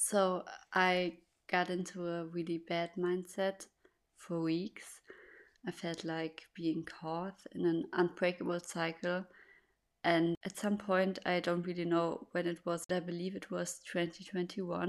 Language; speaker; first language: English; non-native, fluent; German